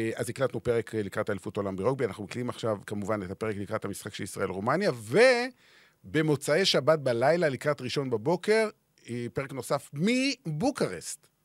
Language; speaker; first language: Hebrew; native; Hebrew